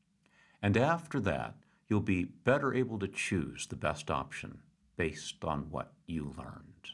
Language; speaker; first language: English; native; English